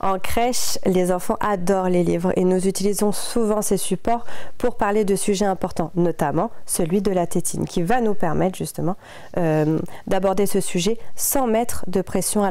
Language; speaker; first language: French; native; French